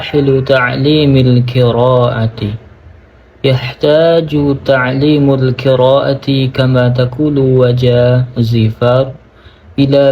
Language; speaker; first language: Arabic; non-native, learner; Indonesian